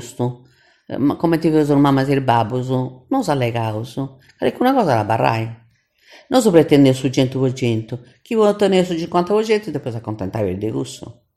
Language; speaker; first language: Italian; non-native, local second language; Sardinian